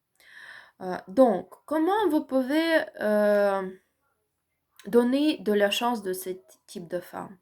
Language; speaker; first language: French; non-native, learner; Ukrainian